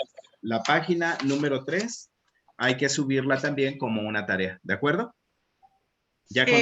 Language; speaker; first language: Spanish; native; Spanish